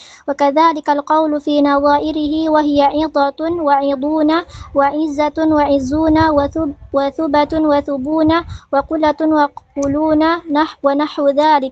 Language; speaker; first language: Arabic; non-native, learner; Indonesian